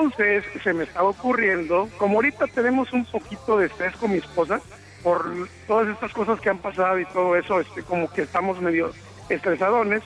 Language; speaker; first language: Spanish; native; Spanish